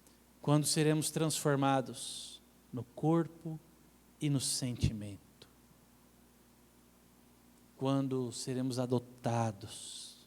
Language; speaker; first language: Portuguese; native; Portuguese